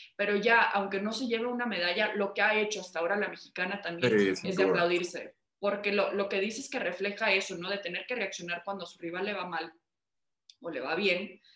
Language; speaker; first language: Spanish; early bilingual, heritage; Spanish